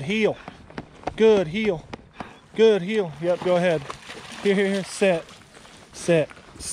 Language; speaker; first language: English; native; English